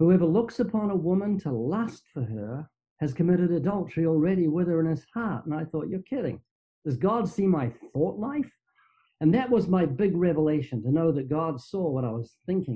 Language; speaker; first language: English; native; English